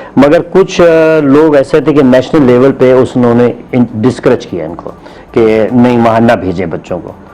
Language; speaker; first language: Urdu; native; Urdu